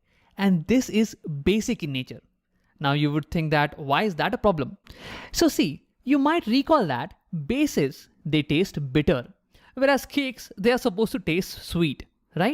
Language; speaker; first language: English; non-native, local second language; Hindi